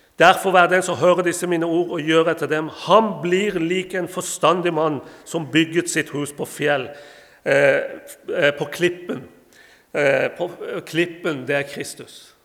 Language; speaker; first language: Norwegian; non-native, fluent; Persian